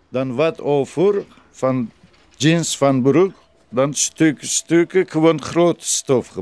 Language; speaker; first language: Dutch; non-native, learner; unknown